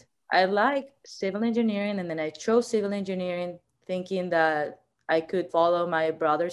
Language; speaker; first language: English; non-native, fluent; Spanish